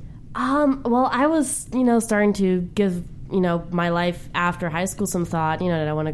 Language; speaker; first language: English; non-native, fluent; German